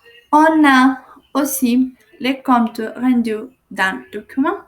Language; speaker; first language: French; non-native, learner; Spanish